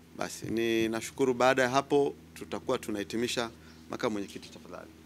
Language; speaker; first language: Swahili; native; Swahili